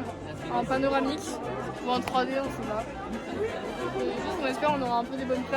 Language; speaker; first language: French; native; French